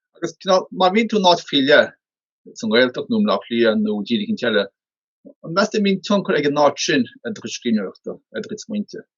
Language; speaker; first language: Irish; native; Irish